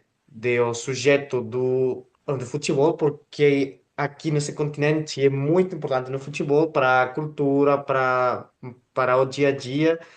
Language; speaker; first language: Portuguese; non-native, fluent; Spanish